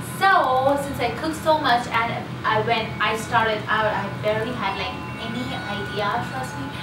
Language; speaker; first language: English; non-native, local second language; Hindi